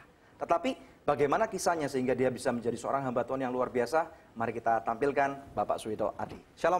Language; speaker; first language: Indonesian; native; Indonesian